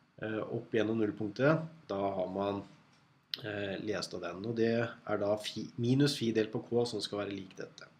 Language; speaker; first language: Norwegian; native; Norwegian